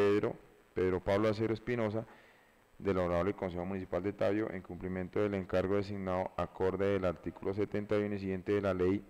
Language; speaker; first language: Spanish; native; Spanish